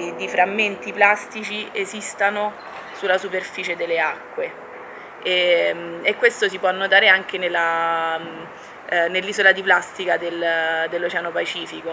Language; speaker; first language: Italian; native; Italian